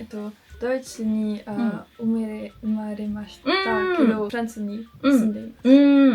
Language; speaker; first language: Japanese; non-native, learner; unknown